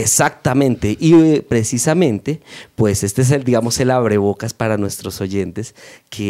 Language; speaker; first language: Spanish; native; Spanish